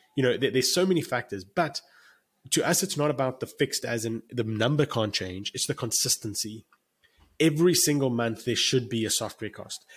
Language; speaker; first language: English; native; English